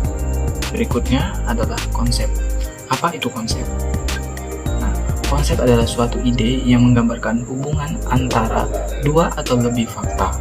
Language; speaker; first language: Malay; non-native, local second language; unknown